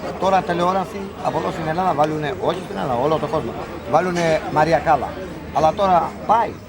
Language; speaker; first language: Greek; non-native, learner; Italian